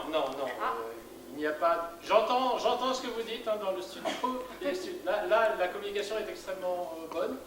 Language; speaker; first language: French; native; French